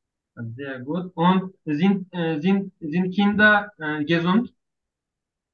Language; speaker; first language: German; non-native, learner; Turkish